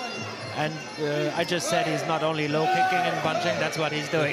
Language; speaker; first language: English; non-native, fluent; German